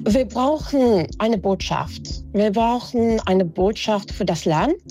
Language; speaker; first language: German; non-native, fluent; English